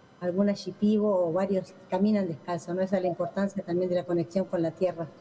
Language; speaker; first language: Spanish; native; Spanish